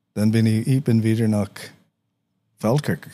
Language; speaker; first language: German; non-native, learner; English